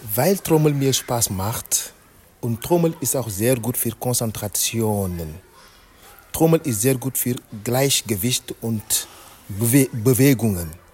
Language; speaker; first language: German; non-native, fluent; Wolof